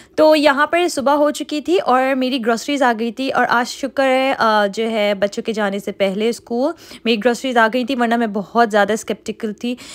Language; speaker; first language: Urdu; native; Urdu